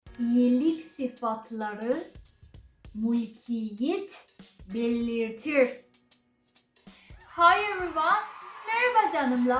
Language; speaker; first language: Turkish; non-native, learner; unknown